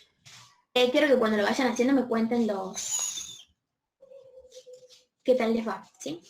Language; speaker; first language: Spanish; native; Spanish